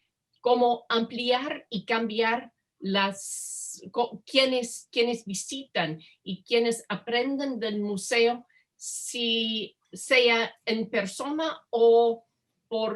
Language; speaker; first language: Spanish; non-native, fluent; English